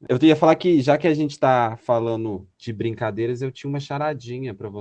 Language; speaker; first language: Portuguese; native; Portuguese